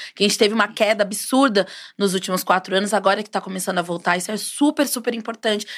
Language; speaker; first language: Portuguese; native; Portuguese